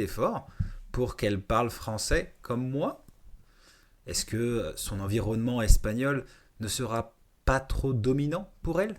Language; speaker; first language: French; native; French